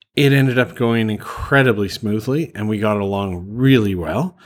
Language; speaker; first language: English; native; English